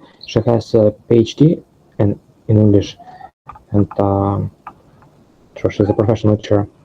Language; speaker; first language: English; non-native, fluent; Russian